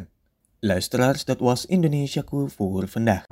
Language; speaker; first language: Dutch; non-native, fluent; Indonesian